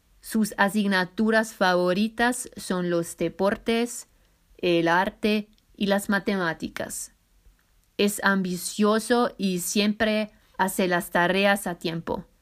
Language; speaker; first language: Spanish; non-native, fluent; German